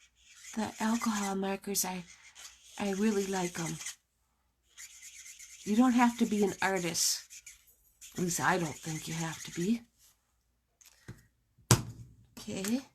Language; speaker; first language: English; native; English